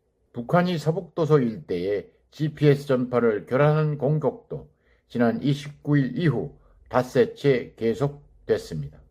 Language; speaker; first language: Korean; native; Korean